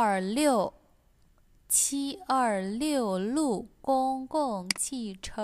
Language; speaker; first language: Chinese; non-native, fluent; Indonesian